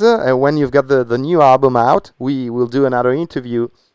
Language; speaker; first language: English; non-native, fluent; Italian